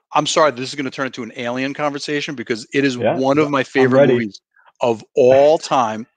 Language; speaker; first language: English; native; English